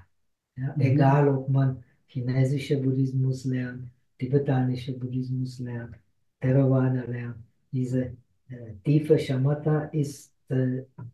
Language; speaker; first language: German; non-native, fluent; Czech